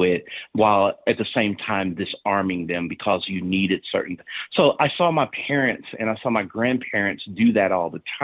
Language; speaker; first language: English; native; English